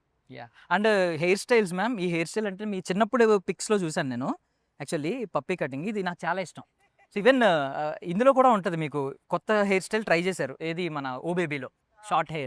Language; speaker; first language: Telugu; native; Telugu